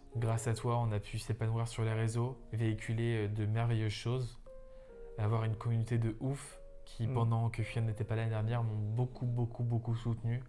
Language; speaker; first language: French; native; French